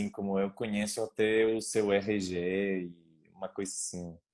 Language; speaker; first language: Portuguese; non-native, learner; Spanish